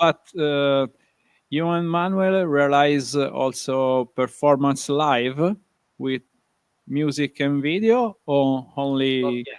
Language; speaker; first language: English; non-native, learner; Italian